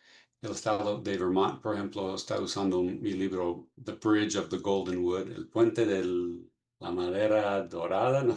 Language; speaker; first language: Spanish; non-native, fluent; English